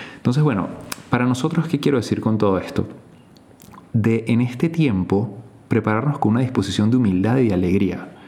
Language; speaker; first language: Spanish; native; Spanish